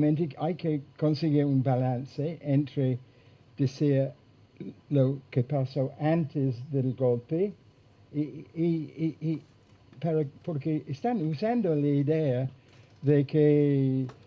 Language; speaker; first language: Spanish; non-native, fluent; English